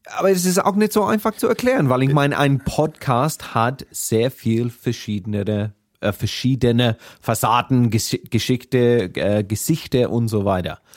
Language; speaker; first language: German; non-native, fluent; English